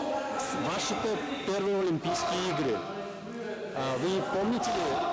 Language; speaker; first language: Bulgarian; non-native, learner; Russian